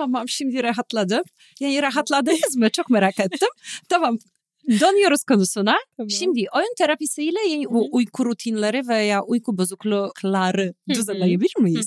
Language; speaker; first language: Turkish; non-native, fluent; Polish